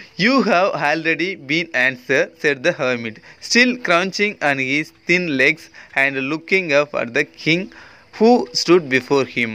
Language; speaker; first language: English; non-native, local second language; Tamil